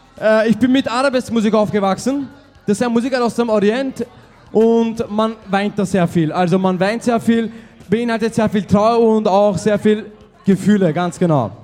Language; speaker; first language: German; early bilingual, other home language; Turkish